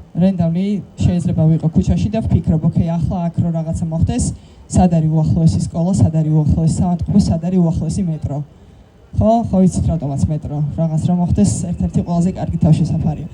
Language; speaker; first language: Georgian; non-native, local second language; Mingrelian